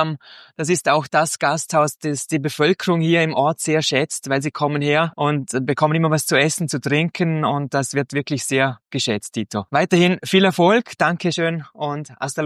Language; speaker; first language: German; native; German